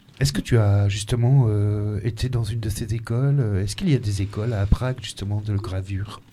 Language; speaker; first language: French; native; French